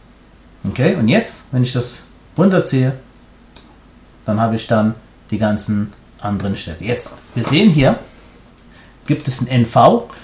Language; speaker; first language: German; non-native, fluent; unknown